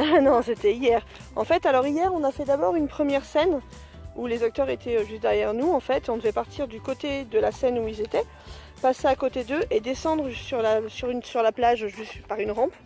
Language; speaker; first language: French; native; French